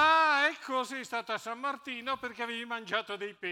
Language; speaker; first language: Italian; native; Italian